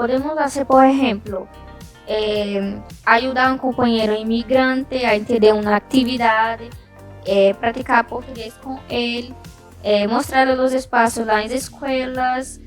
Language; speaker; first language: Spanish; non-native, learner; Portuguese